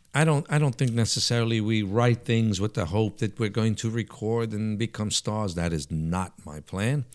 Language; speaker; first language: English; early bilingual, other home language; Italian